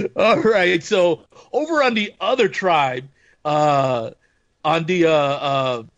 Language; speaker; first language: English; native; English